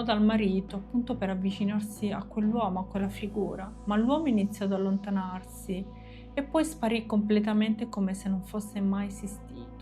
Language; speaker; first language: Italian; native; Italian